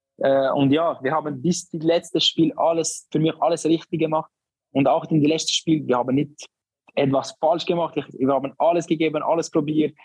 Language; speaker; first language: German; non-native, learner; Albanian